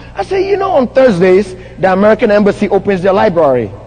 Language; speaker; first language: English; non-native, local second language; Akan